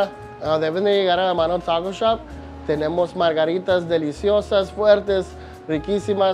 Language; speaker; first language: Spanish; early bilingual, other home language; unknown